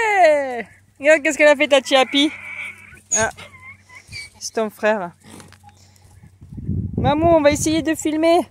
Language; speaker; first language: French; native; French